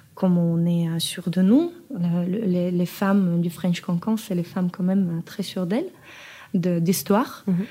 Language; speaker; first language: French; non-native, fluent; Kazakh